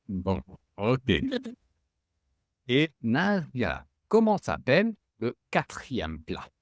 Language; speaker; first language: French; non-native, fluent; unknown